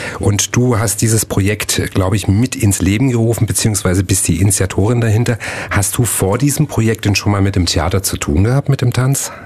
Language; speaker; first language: German; native; German